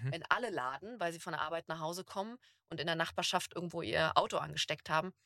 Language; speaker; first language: German; native; German